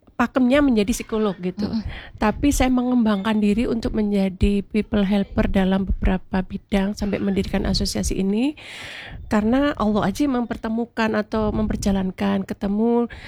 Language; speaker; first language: Indonesian; native; Indonesian